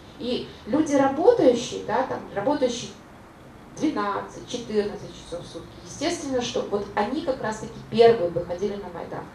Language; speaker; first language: Russian; native; Russian